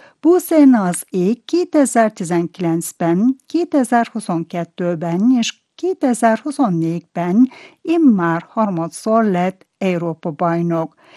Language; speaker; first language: Hungarian; non-native, fluent; Turkish